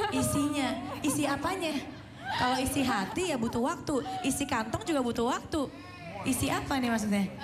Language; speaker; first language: Indonesian; native; Indonesian